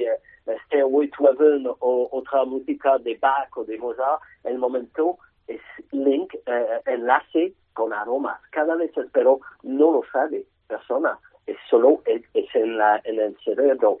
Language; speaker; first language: Spanish; non-native, learner; French